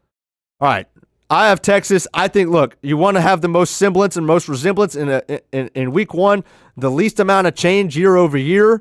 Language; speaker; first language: English; native; English